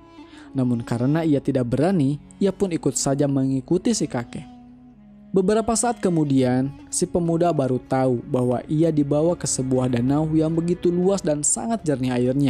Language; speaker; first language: Indonesian; native; Indonesian